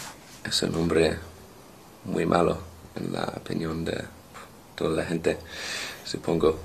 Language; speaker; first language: Spanish; non-native, fluent; English